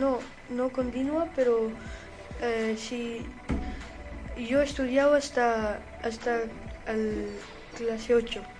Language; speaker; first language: Spanish; non-native, learner; Urdu